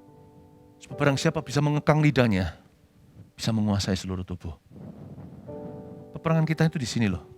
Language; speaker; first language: Indonesian; native; Indonesian